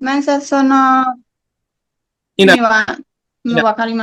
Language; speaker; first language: Japanese; non-native, learner; Burmese